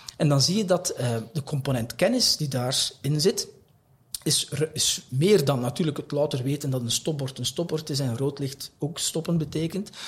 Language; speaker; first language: Dutch; native; Dutch